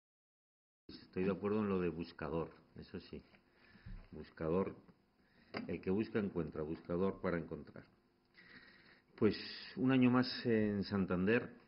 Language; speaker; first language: Spanish; native; Spanish